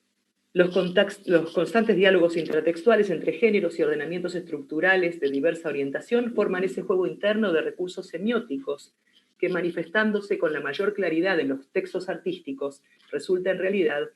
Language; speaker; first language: Spanish; native; Spanish